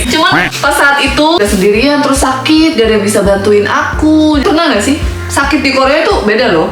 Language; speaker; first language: Indonesian; early bilingual, other home language; Korean